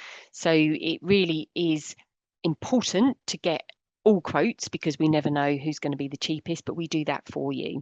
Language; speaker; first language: English; native; English